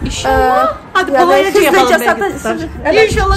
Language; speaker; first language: Turkish; native; Turkish